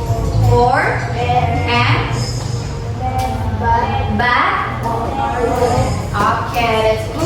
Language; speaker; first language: English; non-native, learner; Indonesian